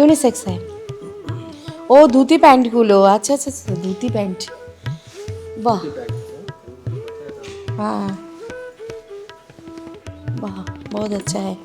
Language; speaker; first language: Hindi; non-native, local second language; Bangla